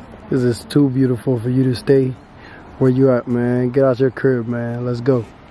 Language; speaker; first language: English; early bilingual, other home language; French